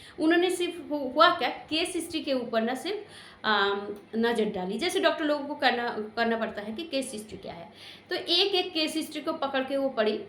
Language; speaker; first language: Hindi; non-native, local second language; Bangla